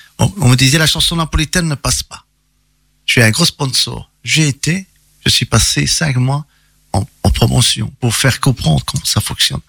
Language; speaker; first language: French; early bilingual, other home language; Italian